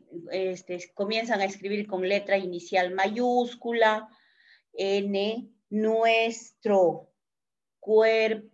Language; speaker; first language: Spanish; native; Spanish